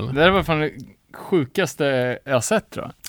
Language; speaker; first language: Swedish; native; Swedish